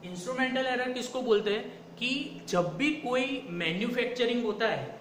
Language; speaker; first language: Hindi; non-native, local second language; Gujarati